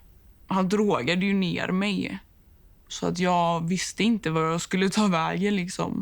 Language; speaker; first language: Swedish; native; Swedish